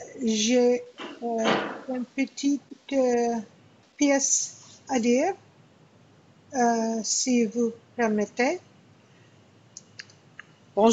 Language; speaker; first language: French; non-native, learner; English